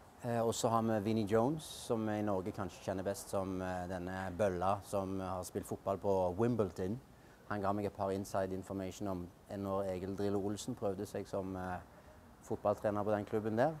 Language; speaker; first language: Norwegian; native; Norwegian